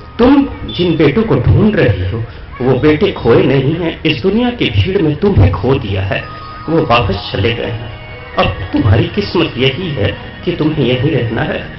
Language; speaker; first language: Hindi; native; Hindi